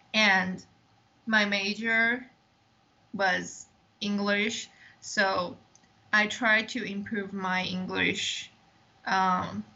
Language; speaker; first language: English; non-native, fluent; Chinese